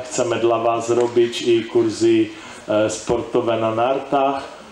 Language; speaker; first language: Polish; non-native, learner; Czech